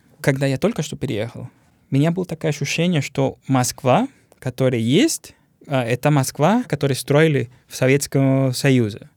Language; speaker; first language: Russian; non-native, learner; Spanish